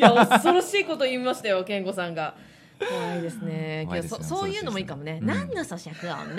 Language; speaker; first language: Japanese; native; Japanese